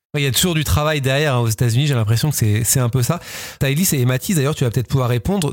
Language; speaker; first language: French; native; French